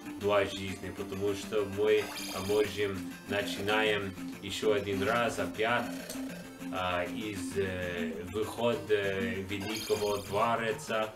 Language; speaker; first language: Russian; non-native, learner; English